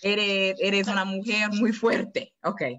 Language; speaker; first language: Spanish; non-native, learner; English